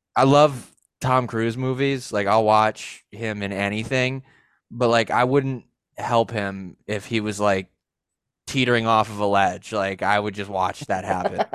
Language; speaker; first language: English; early bilingual, other home language; Italian